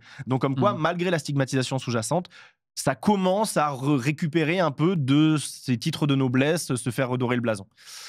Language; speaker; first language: French; native; French